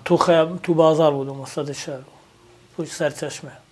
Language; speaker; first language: Persian; native; Persian